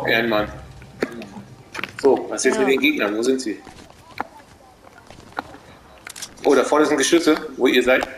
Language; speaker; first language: German; native; German